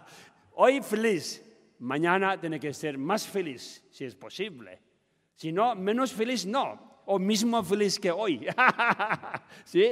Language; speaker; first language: Spanish; non-native, learner; Tibetan